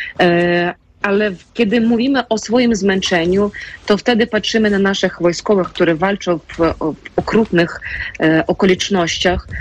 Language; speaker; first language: Polish; non-native, fluent; Ukrainian